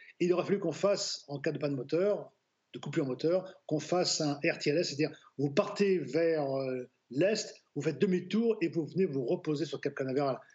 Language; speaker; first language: French; native; French